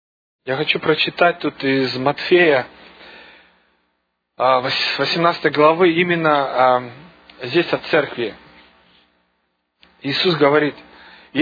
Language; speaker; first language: Russian; native; Russian